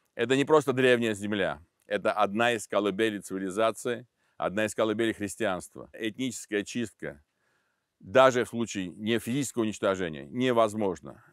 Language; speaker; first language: Russian; non-native, local second language; Armenian